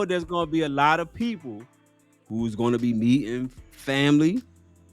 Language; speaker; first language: English; native; English